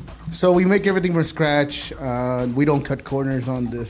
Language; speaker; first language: English; early bilingual, other home language; Spanish